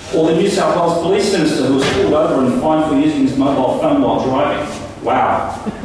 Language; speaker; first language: English; non-native, local second language; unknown